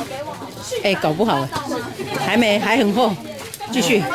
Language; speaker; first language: Chinese; native; Chinese